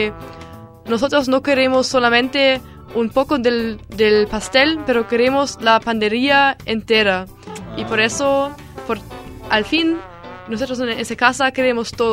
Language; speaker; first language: Spanish; non-native, learner; German